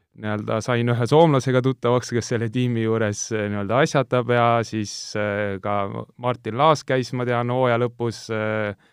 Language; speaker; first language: Estonian; native; Estonian